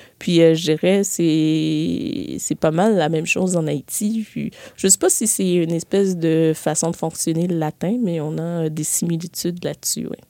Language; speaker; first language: French; early bilingual, other home language; Haitian Creole